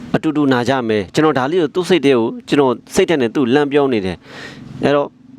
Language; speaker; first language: Burmese; native; Burmese